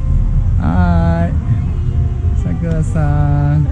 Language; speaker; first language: Japanese; non-native, fluent; Indonesian